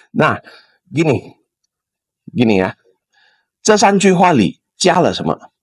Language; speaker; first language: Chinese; non-native, fluent; Indonesian